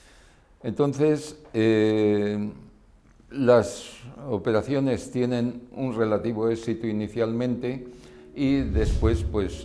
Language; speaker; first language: Spanish; native; Spanish